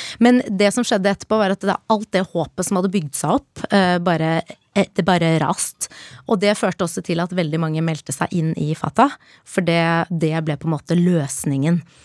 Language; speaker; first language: Norwegian; early bilingual, other home language; Arabic